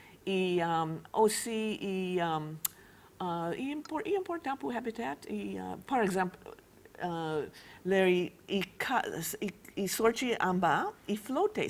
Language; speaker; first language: Haitian Creole; non-native, fluent; English